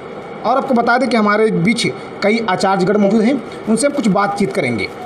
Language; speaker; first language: Hindi; native; Hindi